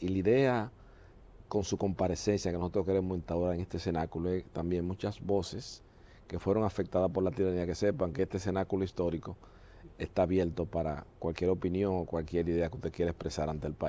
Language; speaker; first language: Spanish; native; Spanish